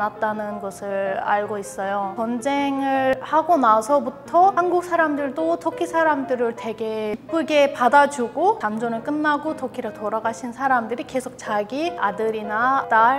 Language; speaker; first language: Korean; non-native, fluent; Turkish